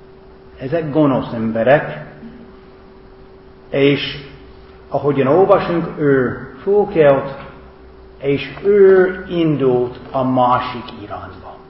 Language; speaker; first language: Hungarian; non-native, fluent; English